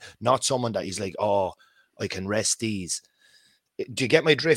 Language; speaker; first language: English; native; English